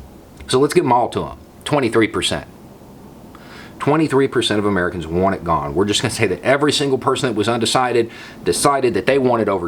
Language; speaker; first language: English; native; English